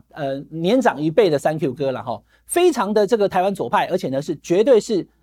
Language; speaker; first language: Chinese; native; Chinese